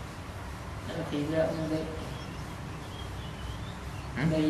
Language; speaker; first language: Arabic; non-native, learner; Indonesian